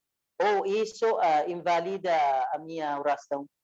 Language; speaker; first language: Portuguese; non-native, fluent; Arabic